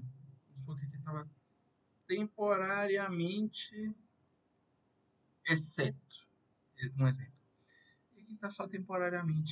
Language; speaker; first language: Portuguese; native; Portuguese